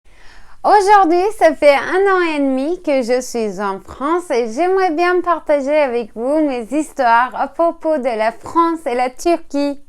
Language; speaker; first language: French; non-native, learner; Turkish